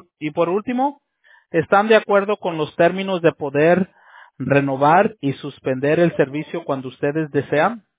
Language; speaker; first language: Spanish; early bilingual, heritage; Spanish